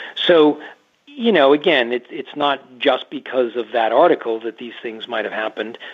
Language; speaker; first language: English; native; English